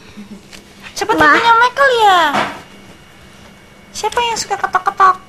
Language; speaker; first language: Indonesian; native; Indonesian